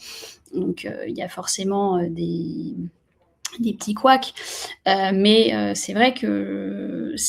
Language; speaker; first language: French; native; French